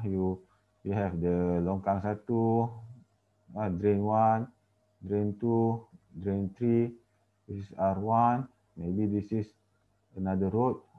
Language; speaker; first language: English; non-native, local second language; Malay